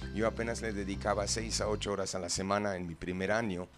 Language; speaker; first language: Spanish; non-native, fluent; English